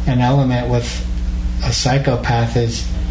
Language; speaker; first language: English; native; English